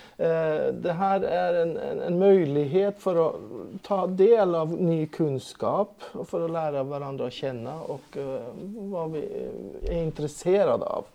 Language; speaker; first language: Swedish; non-native, fluent; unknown